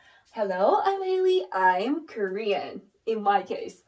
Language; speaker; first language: English; non-native, learner; Korean